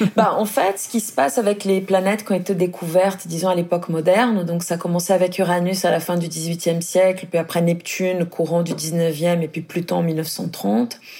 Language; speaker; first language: French; non-native, fluent; Portuguese